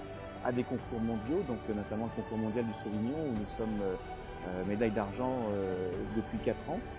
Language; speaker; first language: French; native; French